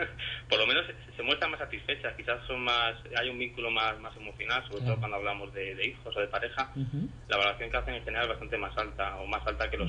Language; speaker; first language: Spanish; native; Spanish